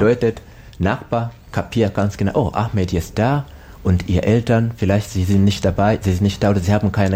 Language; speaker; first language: German; non-native, learner; Swahili